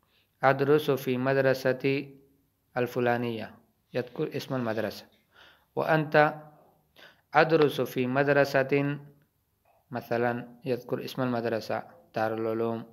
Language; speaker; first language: Arabic; non-native, fluent; Urdu